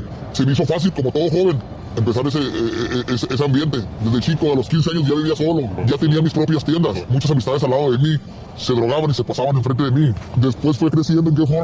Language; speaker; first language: Spanish; native; Spanish